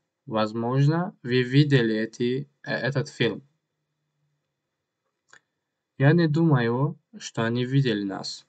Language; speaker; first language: Russian; non-native, learner; Tajik